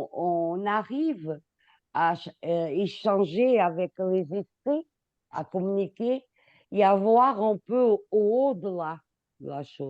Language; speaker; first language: French; non-native, fluent; Portuguese